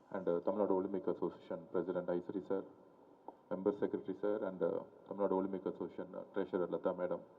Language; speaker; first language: English; non-native, local second language; Tamil